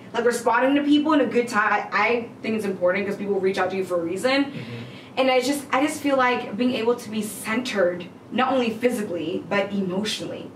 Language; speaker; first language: English; native; English